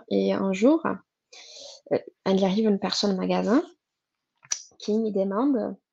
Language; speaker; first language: French; non-native, fluent; Portuguese